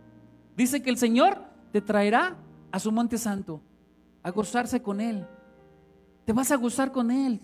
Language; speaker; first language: Spanish; native; Spanish